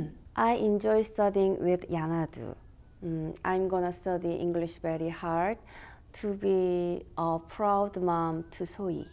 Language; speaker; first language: English; non-native, learner; Korean